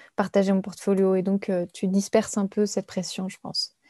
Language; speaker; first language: French; native; French